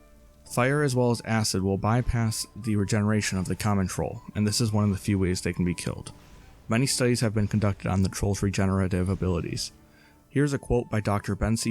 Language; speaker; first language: English; native; English